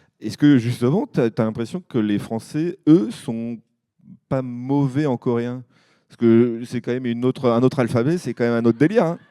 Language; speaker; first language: French; native; French